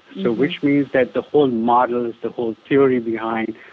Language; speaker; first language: English; non-native, local second language; Hindi